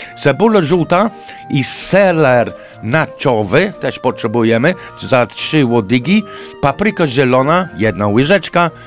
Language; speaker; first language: Polish; non-native, fluent; English